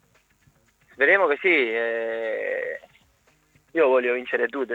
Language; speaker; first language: Italian; non-native, learner; Spanish